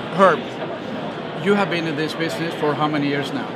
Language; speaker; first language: English; non-native, fluent; Norwegian